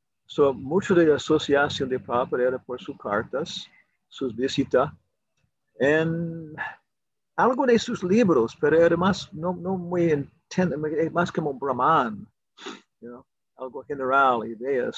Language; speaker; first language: Spanish; non-native, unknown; English